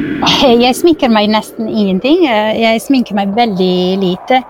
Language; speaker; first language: Norwegian; non-native, fluent; Italian